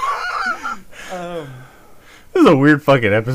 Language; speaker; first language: English; native; English